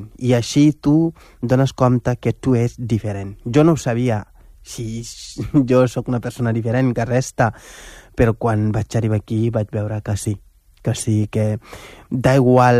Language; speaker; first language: Catalan; non-native, fluent; Wolof